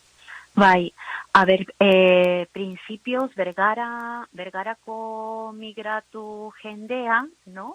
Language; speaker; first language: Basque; non-native, learner; Spanish